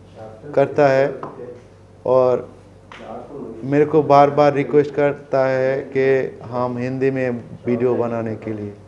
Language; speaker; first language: Hindi; non-native, learner; Bangla